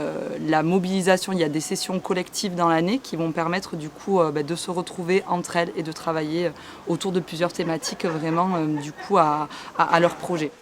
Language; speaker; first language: French; native; French